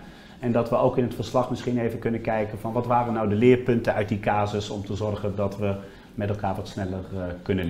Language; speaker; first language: Dutch; native; Dutch